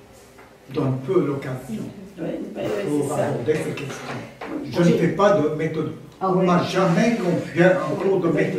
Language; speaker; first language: French; non-native, fluent; Armenian